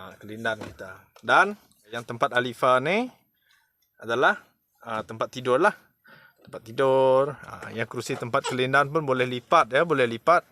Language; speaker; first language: Malay; native; Malay